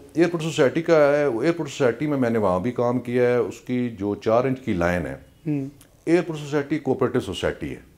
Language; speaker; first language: Urdu; non-native, local second language; Punjabi